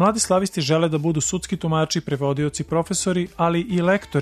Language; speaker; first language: Croatian; native; Croatian